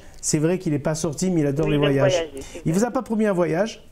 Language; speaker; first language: French; native; French